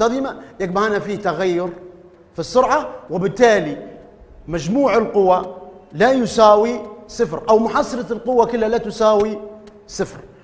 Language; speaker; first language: Arabic; native; Arabic